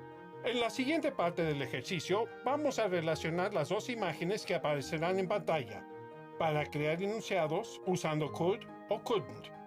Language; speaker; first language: Spanish; native; Spanish